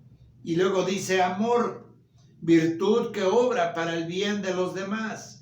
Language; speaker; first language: Spanish; native; Spanish